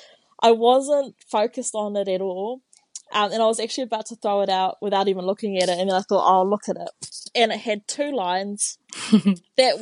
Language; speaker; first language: English; non-native, local second language; Māori